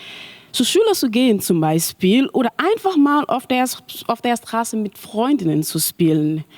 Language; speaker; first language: German; non-native, learner; Mandingo